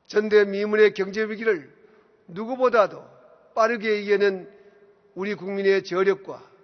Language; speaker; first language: Korean; native; Korean